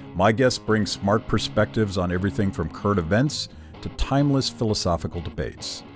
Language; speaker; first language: English; native; English